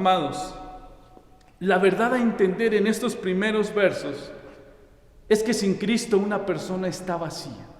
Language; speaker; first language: Spanish; native; Spanish